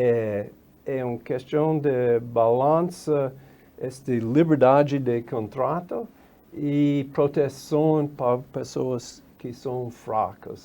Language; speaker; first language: Portuguese; non-native, fluent; English